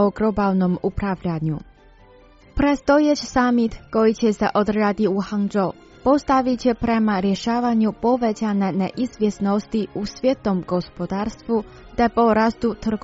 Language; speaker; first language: Croatian; non-native, fluent; Chinese